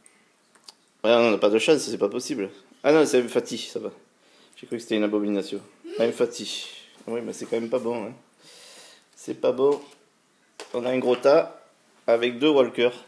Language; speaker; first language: French; native; French